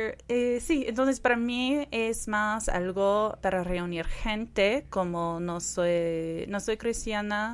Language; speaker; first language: Spanish; non-native, fluent; English